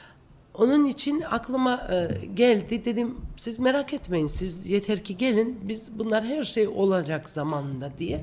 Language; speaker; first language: Turkish; non-native, fluent; Georgian